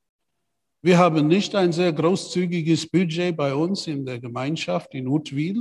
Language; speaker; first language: German; non-native, fluent; English